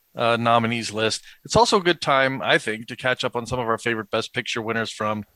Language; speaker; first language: English; native; English